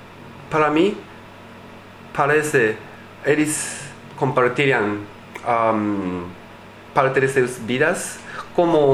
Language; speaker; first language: Portuguese; non-native, learner; Japanese